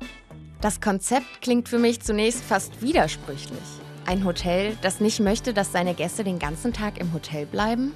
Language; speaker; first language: German; native; German